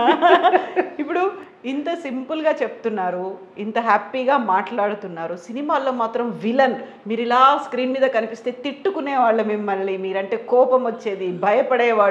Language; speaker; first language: Telugu; native; Telugu